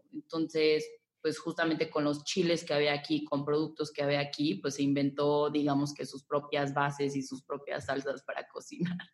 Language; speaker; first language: Spanish; native; Spanish